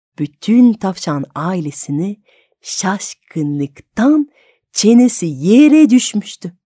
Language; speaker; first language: Turkish; non-native, fluent; French